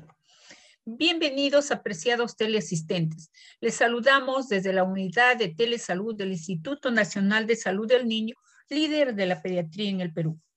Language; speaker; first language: Spanish; native; Spanish